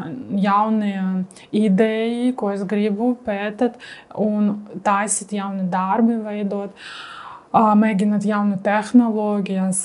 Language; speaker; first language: Latvian; non-native, learner; Russian